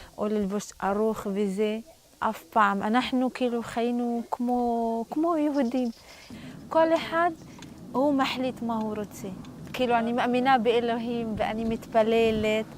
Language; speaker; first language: Hebrew; non-native, local second language; Arabic